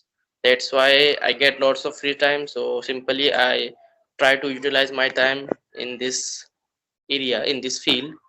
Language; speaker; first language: English; non-native, learner; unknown